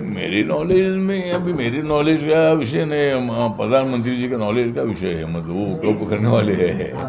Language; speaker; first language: Hindi; non-native, local second language; Marathi